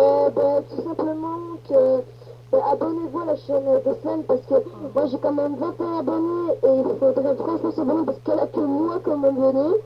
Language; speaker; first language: French; native; French